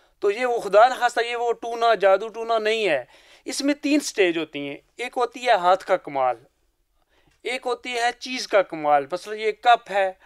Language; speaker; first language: Urdu; non-native, local second language; Punjabi